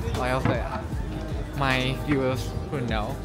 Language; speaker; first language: English; non-native, fluent; Vietnamese